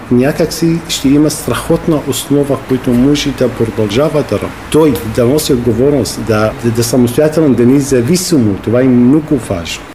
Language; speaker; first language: Bulgarian; non-native, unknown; Arabic